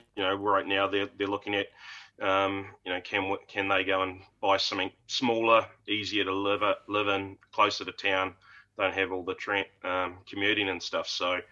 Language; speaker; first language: English; native; English